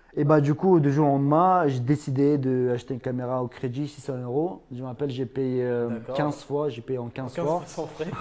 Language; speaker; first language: French; non-native, fluent; Ingush